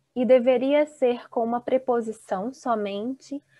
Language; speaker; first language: Portuguese; native; Portuguese